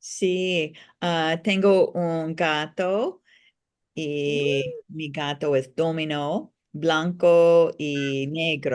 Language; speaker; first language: Spanish; non-native, learner; English